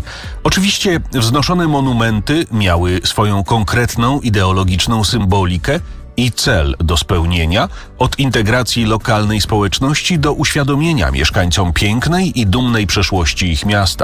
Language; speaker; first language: Polish; native; Polish